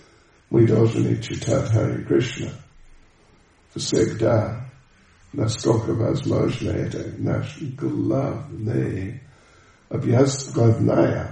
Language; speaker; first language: Russian; non-native, learner; English